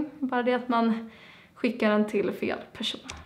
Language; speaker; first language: Swedish; native; Swedish